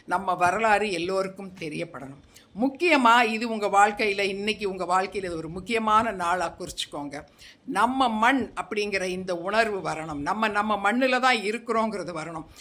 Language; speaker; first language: Tamil; non-native, local second language; Telugu